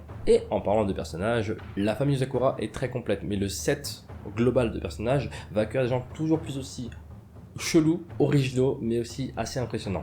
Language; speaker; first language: French; native; French